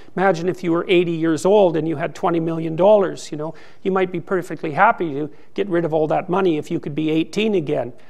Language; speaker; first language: English; native; English